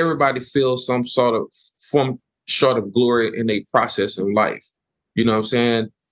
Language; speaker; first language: English; native; English